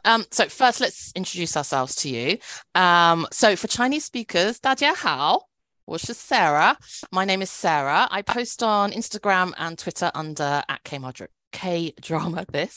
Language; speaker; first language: English; non-native, local second language; Cantonese